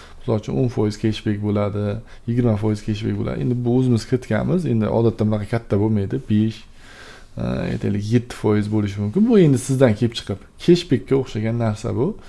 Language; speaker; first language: Uzbek; native; Uzbek